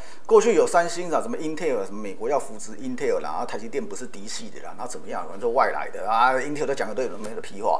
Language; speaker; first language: Chinese; native; Chinese